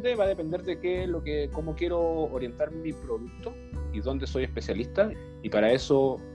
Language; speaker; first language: Spanish; native; Spanish